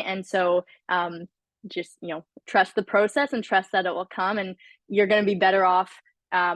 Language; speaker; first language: English; native; English